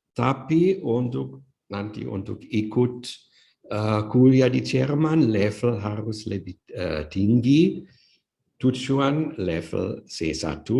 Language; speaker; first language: Indonesian; non-native, fluent; German